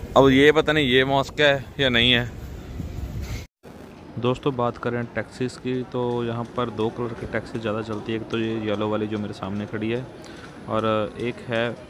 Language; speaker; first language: Hindi; non-native, local second language; Punjabi